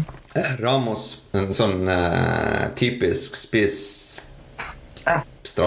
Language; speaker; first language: Norwegian; non-native, fluent; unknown